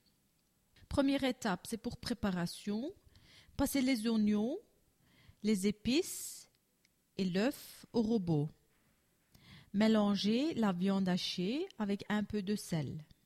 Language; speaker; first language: French; non-native, learner; Turkish